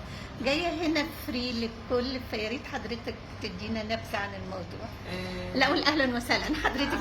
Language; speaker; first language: Arabic; native; Arabic